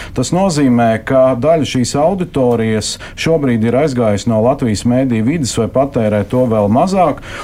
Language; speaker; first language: Latvian; native; Latvian